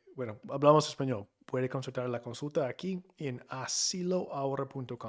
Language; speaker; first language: Spanish; non-native, learner; English